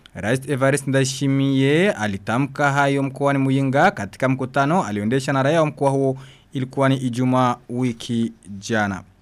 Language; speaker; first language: Swahili; non-native, local second language; Rundi